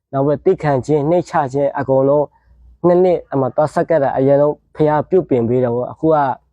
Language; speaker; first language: Burmese; native; Burmese